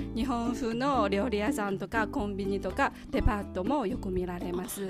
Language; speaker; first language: Japanese; non-native, fluent; Chinese